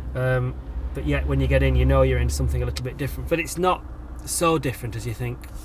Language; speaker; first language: English; native; English